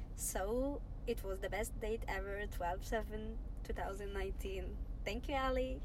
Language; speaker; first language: English; non-native, fluent; Arabic